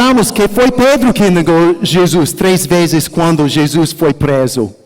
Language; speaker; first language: Portuguese; non-native, learner; English